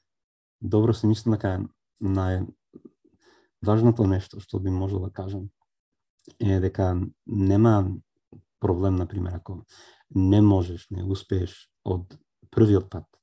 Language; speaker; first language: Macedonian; non-native, fluent; English